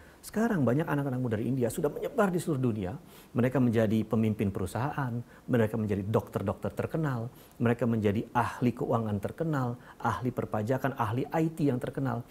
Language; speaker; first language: Indonesian; early bilingual, other home language; German